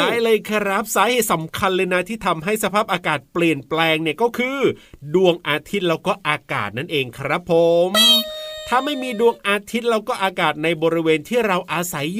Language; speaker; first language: Thai; native; Thai